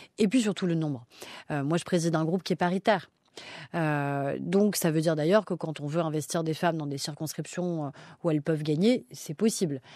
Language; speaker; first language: French; native; French